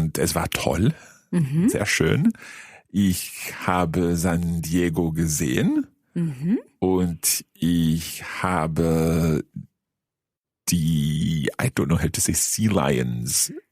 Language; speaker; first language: German; non-native, learner; English